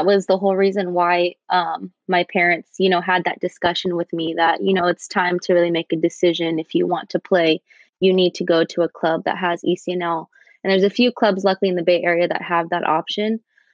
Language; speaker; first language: English; native; English